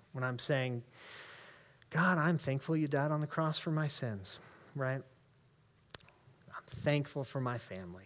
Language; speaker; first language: English; native; English